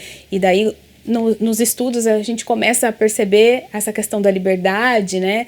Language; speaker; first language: Portuguese; native; Portuguese